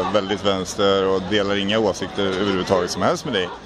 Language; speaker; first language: Swedish; native; Swedish